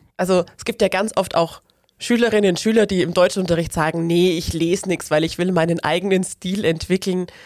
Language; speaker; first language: German; native; German